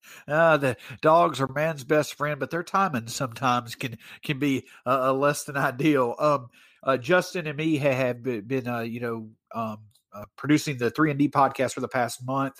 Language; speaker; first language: English; native; English